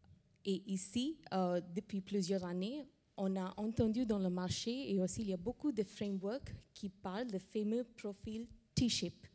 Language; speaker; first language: French; non-native, fluent; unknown